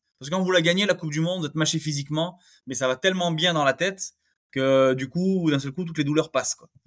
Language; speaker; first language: French; native; French